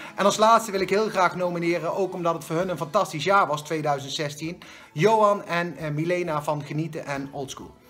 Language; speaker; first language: Dutch; native; Dutch